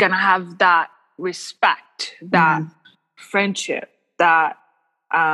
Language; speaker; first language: English; non-native, local second language; Kinyarwanda